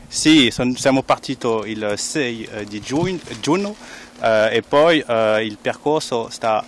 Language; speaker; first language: Italian; non-native, fluent; French